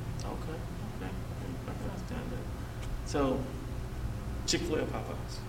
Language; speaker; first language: English; native; English